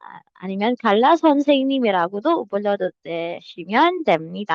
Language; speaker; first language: Korean; non-native, learner; Filipino